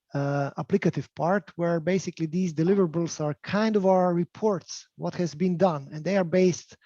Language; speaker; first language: English; non-native, fluent; Slovenian